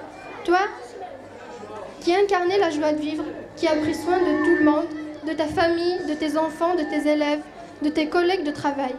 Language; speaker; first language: French; non-native, local second language; Kabyle